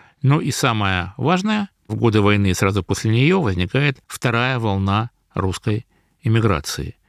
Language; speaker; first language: Russian; native; Russian